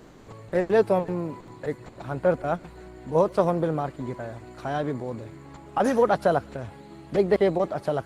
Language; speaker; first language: Hindi; non-native, local second language; Nyishi